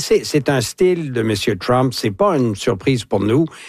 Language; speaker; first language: French; native; French